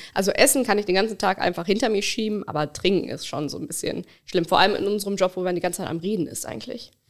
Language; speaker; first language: German; early bilingual, other home language; Bangla